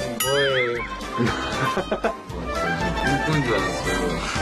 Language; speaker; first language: Korean; native; Korean